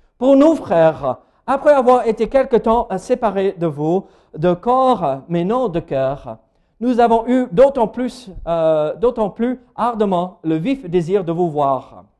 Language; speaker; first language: French; non-native, fluent; English